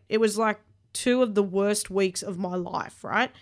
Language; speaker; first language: English; early bilingual, other home language; Hindi